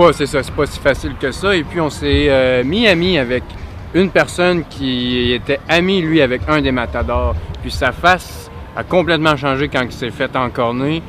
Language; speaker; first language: French; native; French